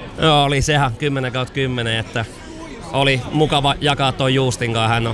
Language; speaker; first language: Finnish; native; Finnish